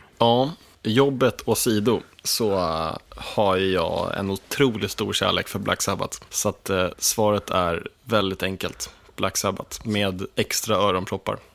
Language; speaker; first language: Swedish; native; Swedish